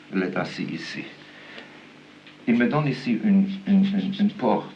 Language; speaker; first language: French; non-native, fluent; German